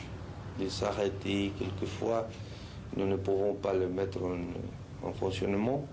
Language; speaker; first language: French; non-native, fluent; Spanish